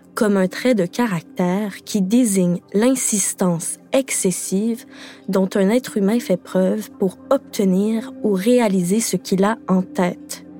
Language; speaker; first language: French; native; French